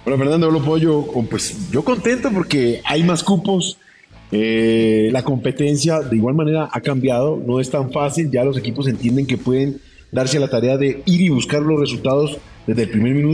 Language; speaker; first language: Spanish; native; Spanish